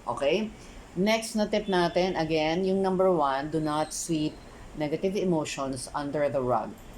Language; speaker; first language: English; non-native, local second language; Filipino